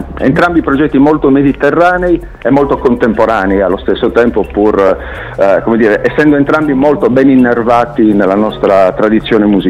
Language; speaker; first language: Italian; native; Italian